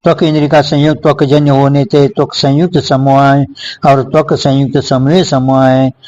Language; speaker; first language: Hindi; non-native, local second language; Kannada